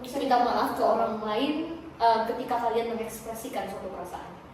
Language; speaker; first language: Indonesian; native; Indonesian